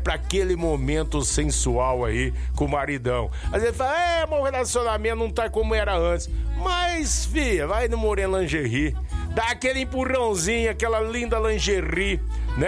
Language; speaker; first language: Portuguese; native; Portuguese